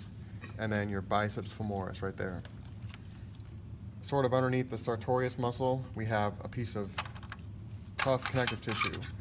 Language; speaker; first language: English; native; English